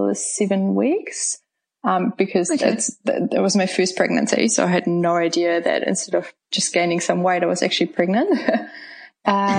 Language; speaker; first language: English; non-native, fluent; German